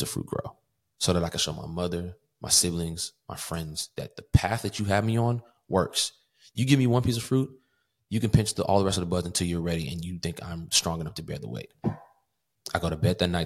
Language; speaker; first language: English; native; English